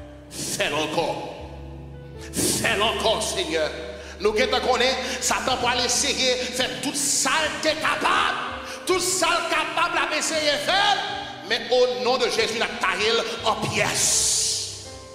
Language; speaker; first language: French; native; French